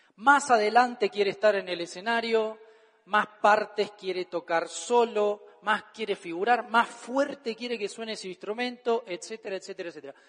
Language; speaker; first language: Spanish; native; Spanish